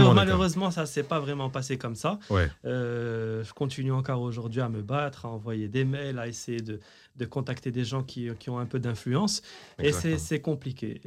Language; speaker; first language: French; non-native, local second language; Arabic